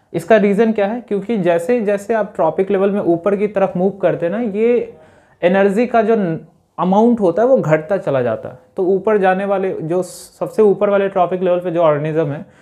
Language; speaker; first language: Hindi; native; Hindi